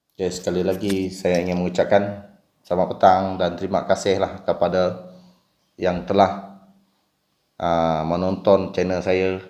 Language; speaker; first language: Malay; non-native, local second language; Iban